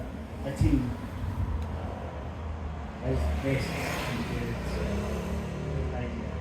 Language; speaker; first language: English; non-native, learner; Nepali